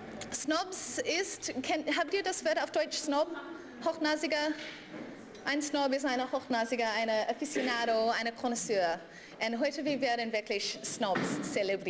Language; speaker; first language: German; non-native, learner; English